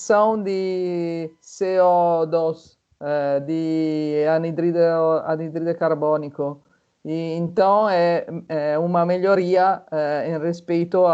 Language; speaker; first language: Portuguese; non-native, fluent; Italian